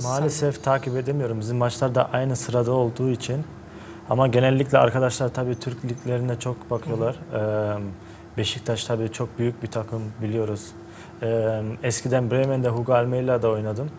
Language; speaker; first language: Turkish; early bilingual, heritage; Turkish